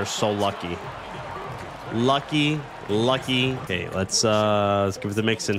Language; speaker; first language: English; native; English